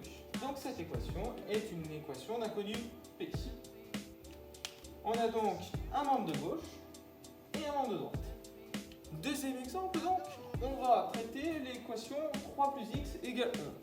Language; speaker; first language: French; native; French